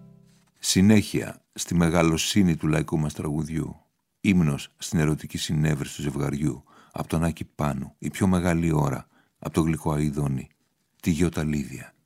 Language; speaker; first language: Greek; native; Greek